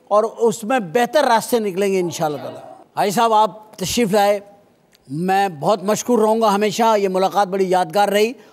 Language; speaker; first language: Urdu; native; Urdu